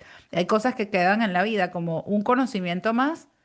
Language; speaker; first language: Spanish; native; Spanish